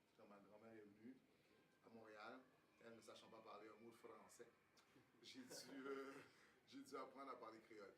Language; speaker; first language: French; early bilingual, other home language; Haitian Creole